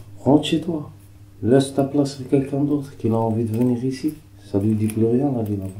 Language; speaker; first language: French; non-native, local second language; Arabic